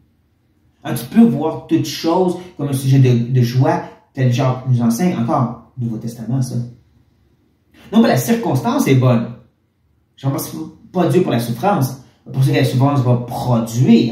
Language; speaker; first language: French; native; French